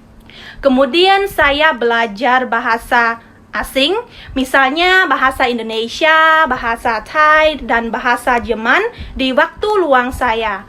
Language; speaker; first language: Indonesian; non-native, learner; Khmer